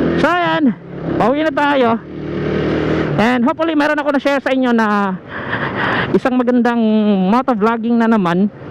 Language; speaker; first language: Filipino; non-native, local second language; Cebuano